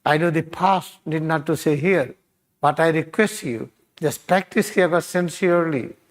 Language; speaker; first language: English; non-native, local second language; Hindi